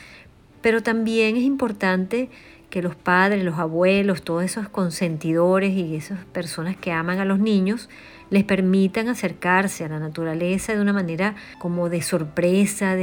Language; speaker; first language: Spanish; native; Spanish